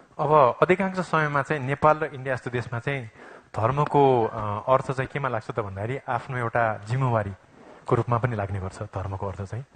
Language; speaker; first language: Nepali; native; Nepali